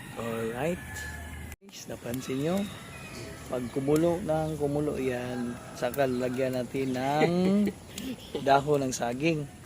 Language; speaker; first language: Filipino; non-native, local second language; Cebuano